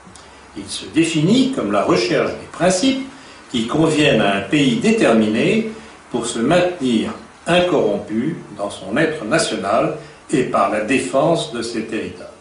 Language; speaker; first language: French; native; French